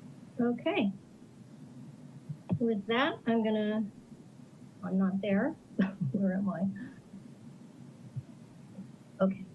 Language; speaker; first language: English; native; English